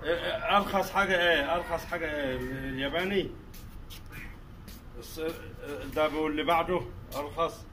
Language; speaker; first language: Arabic; non-native, local second language; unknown